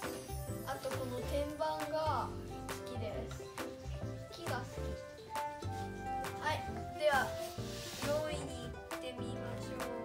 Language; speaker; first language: Japanese; native; Japanese